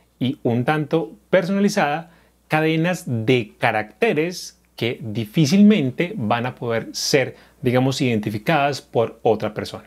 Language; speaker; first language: Spanish; native; Spanish